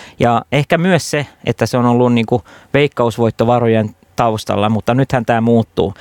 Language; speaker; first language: Finnish; non-native, local second language; Swedish